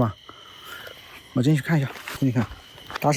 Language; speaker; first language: Chinese; native; Chinese